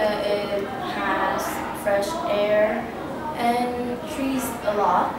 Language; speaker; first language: English; non-native, learner; Vietnamese